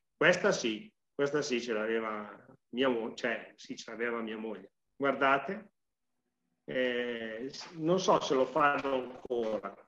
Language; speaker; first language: Italian; native; Italian